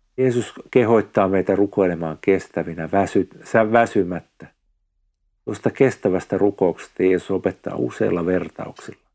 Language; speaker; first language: Finnish; native; Finnish